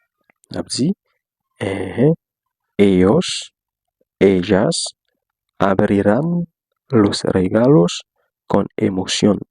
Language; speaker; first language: Spanish; non-native, fluent; Haitian Creole